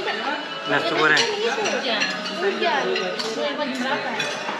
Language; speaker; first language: Indonesian; non-native, learner; Turkish